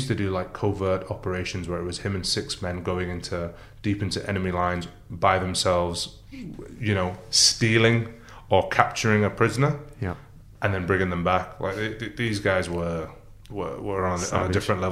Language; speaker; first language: English; early bilingual, other home language; Arabic